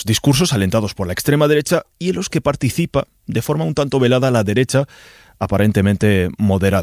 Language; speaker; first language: Spanish; native; Spanish